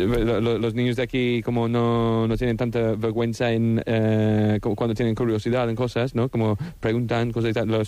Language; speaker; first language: Spanish; non-native, fluent; English